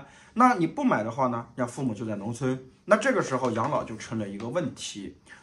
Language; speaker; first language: Chinese; native; Chinese